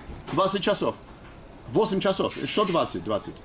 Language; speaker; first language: Russian; non-native, learner; English